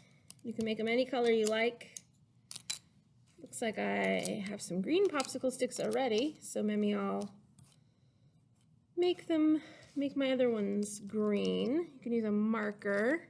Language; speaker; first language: English; native; English